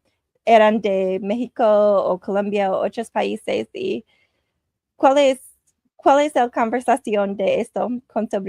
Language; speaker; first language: Spanish; non-native, learner; English